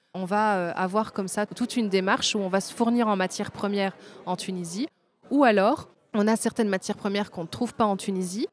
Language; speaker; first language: French; native; French